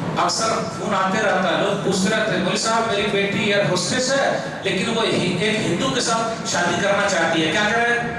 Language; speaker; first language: Urdu; non-native, local second language; Hindi